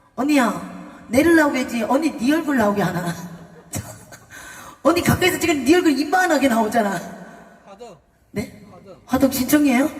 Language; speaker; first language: Korean; native; Korean